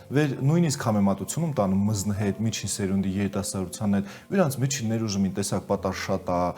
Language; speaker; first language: Armenian; native; Armenian